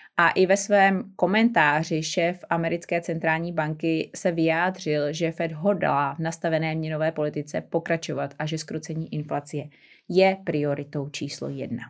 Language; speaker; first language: Czech; native; Czech